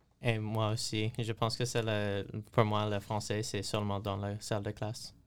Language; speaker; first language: French; non-native, learner; English